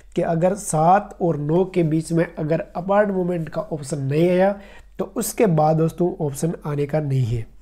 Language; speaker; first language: Hindi; native; Hindi